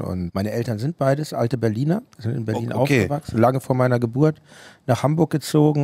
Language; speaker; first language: German; native; German